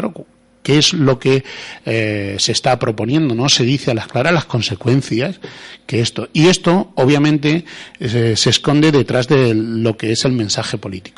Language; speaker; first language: Spanish; native; Spanish